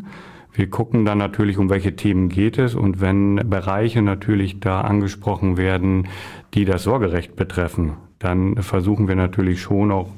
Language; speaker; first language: German; native; German